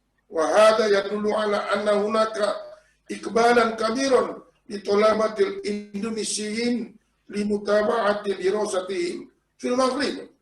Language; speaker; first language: Arabic; non-native, fluent; Indonesian